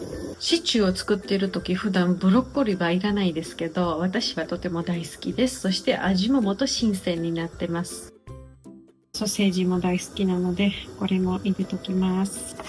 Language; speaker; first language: Japanese; non-native, learner; Georgian